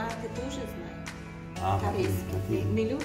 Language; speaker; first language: Russian; non-native, local second language; Uzbek